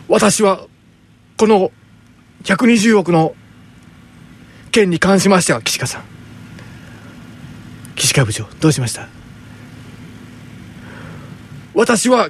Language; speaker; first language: Japanese; native; Japanese